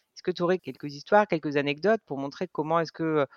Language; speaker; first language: French; native; French